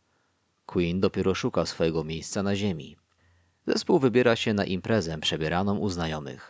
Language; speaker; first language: Polish; native; Polish